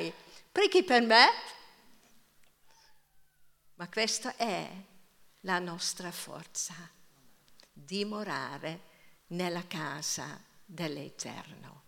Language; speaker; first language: Italian; non-native, fluent; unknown